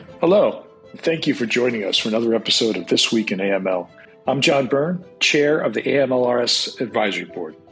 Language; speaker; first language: English; native; English